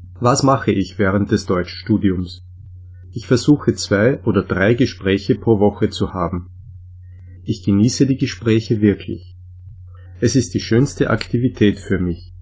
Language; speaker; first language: German; non-native, learner; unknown